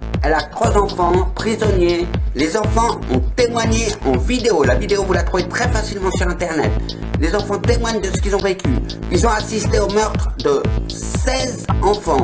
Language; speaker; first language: French; native; French